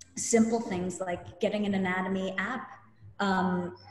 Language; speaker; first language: English; native; English